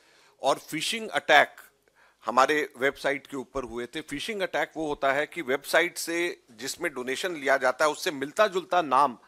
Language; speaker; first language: Hindi; native; Hindi